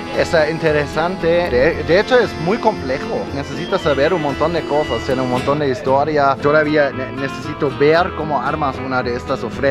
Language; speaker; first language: Spanish; non-native, fluent; German